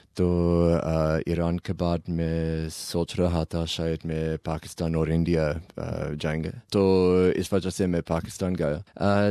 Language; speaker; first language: Urdu; non-native, learner; English